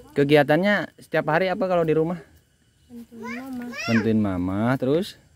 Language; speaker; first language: Indonesian; non-native, local second language; Sundanese